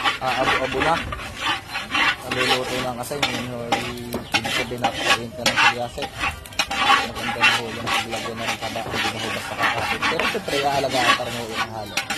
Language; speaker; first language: Filipino; native; Filipino